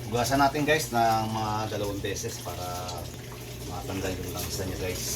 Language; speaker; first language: Filipino; native; Filipino